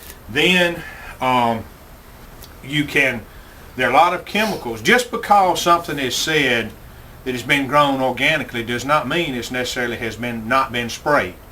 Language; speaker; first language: English; native; English